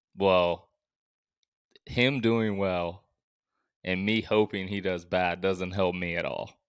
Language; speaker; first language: English; native; English